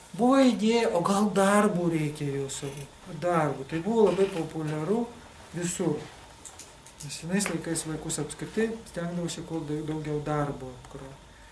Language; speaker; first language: Lithuanian; non-native, local second language; Russian